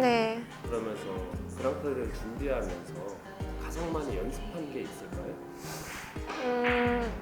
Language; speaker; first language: Korean; native; Korean